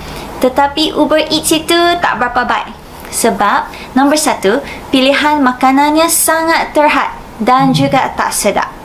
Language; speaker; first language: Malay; non-native, fluent; Japanese